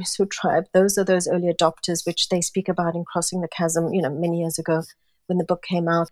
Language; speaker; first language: English; non-native, local second language; Italian